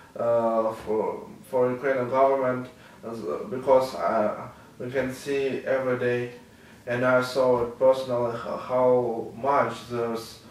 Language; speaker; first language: English; non-native, learner; Ukrainian